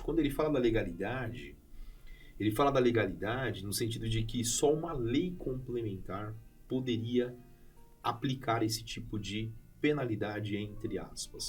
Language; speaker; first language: Portuguese; native; Portuguese